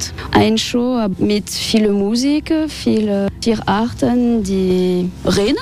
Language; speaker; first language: German; non-native, fluent; French